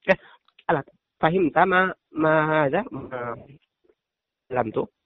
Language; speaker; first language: Arabic; non-native, learner; Indonesian